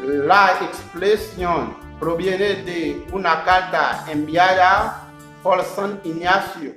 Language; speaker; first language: Spanish; non-native, learner; Haitian Creole